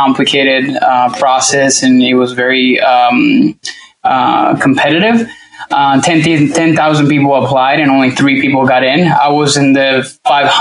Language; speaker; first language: English; non-native, fluent; Spanish